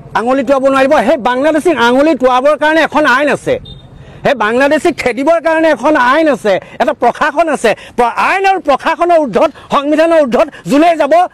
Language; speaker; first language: Assamese; native; Assamese